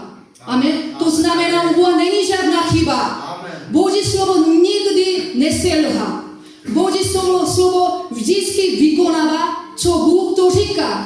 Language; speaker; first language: Czech; non-native, fluent; Korean